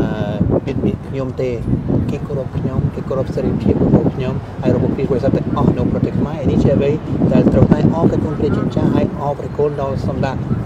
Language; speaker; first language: Khmer; non-native, fluent; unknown